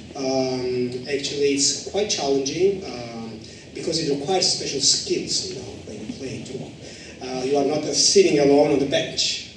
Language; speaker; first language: English; non-native, fluent; Georgian